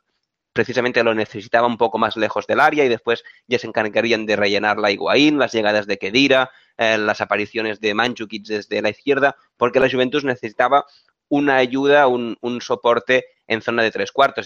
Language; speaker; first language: Spanish; native; Spanish